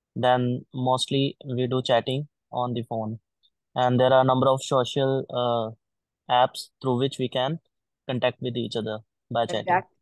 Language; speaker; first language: English; non-native, local second language; Punjabi